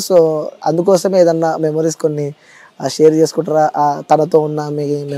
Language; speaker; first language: Telugu; native; Telugu